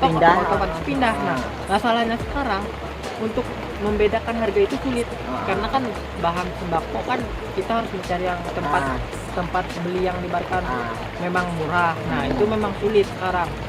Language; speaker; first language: Indonesian; native; Indonesian